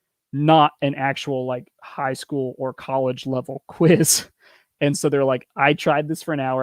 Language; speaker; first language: English; native; English